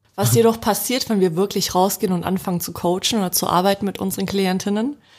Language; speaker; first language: German; early bilingual, other home language; Polish